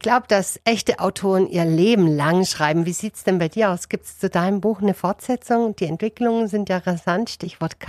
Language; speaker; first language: German; native; German